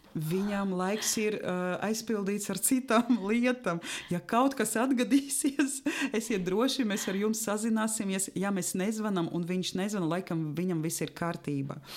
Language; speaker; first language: Latvian; non-native, local second language; Russian